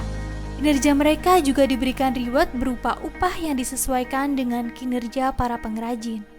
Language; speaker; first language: Indonesian; native; Indonesian